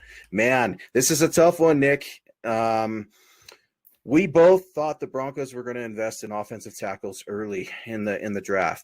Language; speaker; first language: English; native; English